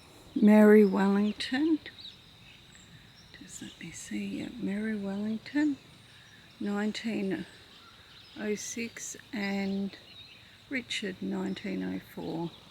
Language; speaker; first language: English; native; English